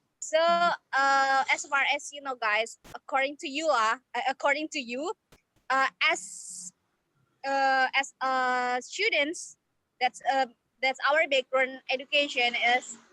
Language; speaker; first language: English; non-native, learner; Indonesian